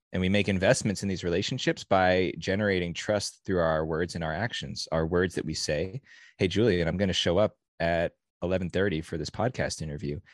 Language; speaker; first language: English; native; English